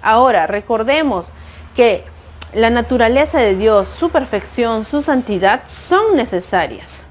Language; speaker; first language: Spanish; native; Spanish